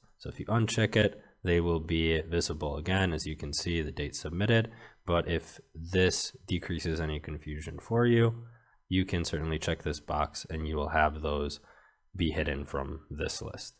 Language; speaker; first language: English; native; English